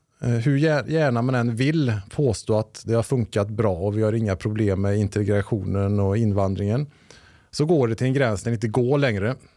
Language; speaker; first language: Swedish; native; Swedish